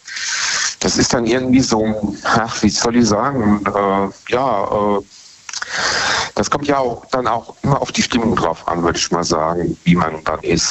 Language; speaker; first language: German; native; German